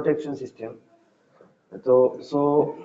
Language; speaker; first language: English; non-native, learner; Bangla